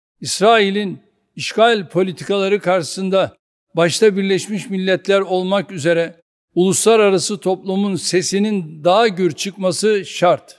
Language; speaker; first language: Turkish; native; Turkish